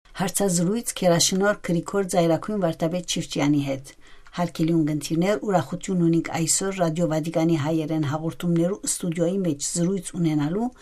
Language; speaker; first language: Armenian; early bilingual, heritage; Armenian